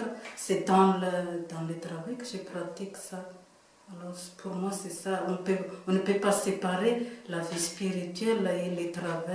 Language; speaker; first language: French; non-native, local second language; Malagasy